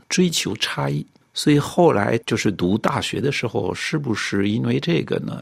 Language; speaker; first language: Chinese; non-native, fluent; French